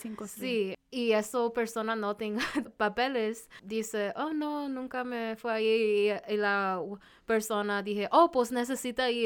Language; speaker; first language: Spanish; early bilingual, heritage; Spanish